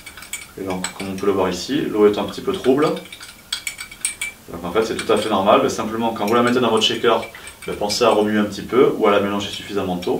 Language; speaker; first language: French; native; French